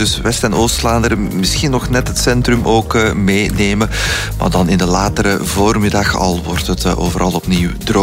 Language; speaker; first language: Dutch; native; Dutch